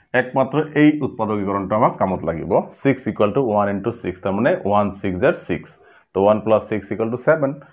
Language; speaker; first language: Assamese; non-native, local second language; Bangla